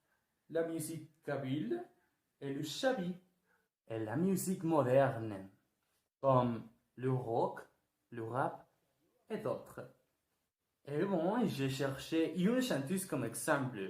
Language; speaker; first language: French; non-native, fluent; Portuguese